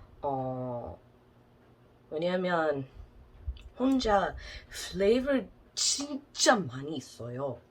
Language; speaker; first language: Korean; non-native, learner; English